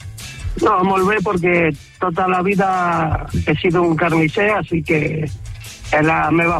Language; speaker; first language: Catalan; non-native, local second language; Spanish